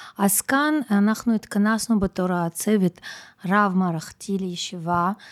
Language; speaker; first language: Hebrew; non-native, fluent; Russian